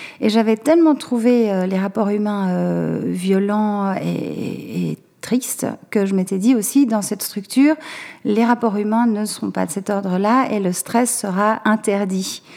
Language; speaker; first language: French; native; French